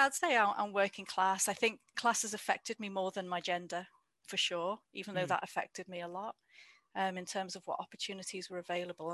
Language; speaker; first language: English; native; English